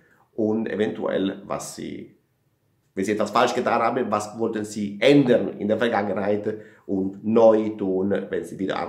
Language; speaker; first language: German; non-native, fluent; Italian